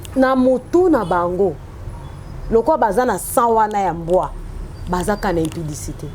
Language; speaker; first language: Lingala; non-native, local second language; Mongo